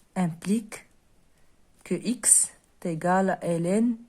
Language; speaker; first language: French; non-native, local second language; Arabic